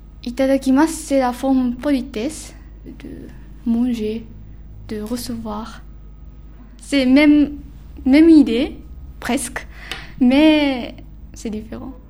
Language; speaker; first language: French; non-native, learner; Japanese